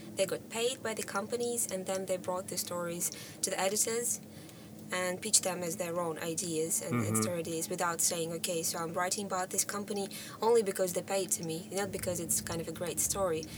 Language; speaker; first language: English; non-native, fluent; Russian